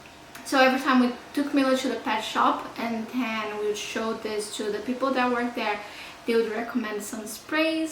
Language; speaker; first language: English; non-native, fluent; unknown